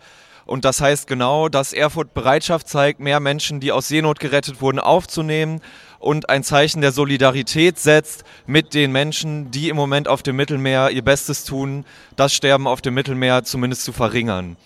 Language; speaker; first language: German; native; German